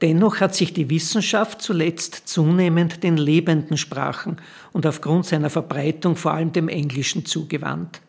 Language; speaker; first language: German; native; German